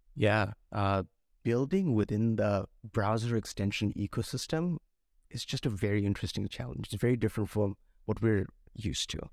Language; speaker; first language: English; non-native, local second language; Bangla